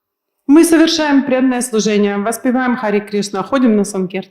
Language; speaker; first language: Russian; native; Russian